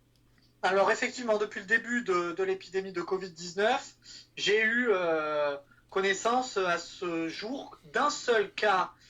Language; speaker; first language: French; native; French